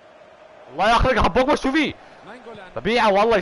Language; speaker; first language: Arabic; native; Arabic